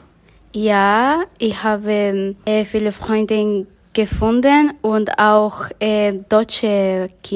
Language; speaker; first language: German; non-native, learner; Spanish